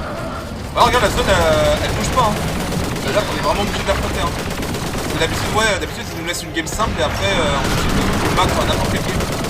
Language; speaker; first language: French; native; French